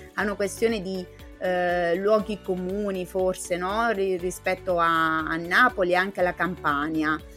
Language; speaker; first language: Italian; native; Italian